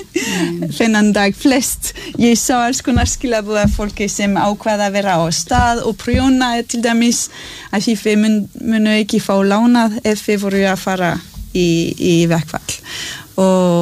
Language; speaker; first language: Icelandic; non-native, learner; French